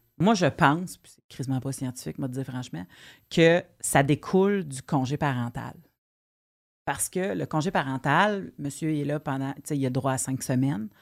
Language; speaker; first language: French; native; French